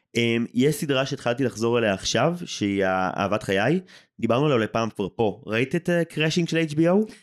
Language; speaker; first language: Hebrew; native; Hebrew